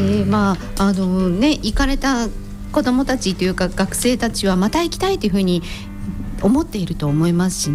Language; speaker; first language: Japanese; native; Japanese